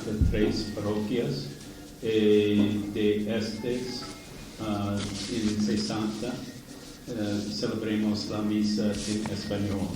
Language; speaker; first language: Spanish; non-native, learner; English